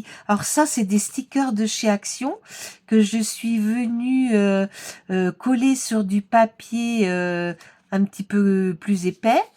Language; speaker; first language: French; native; French